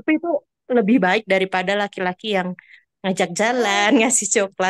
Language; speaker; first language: Indonesian; native; Indonesian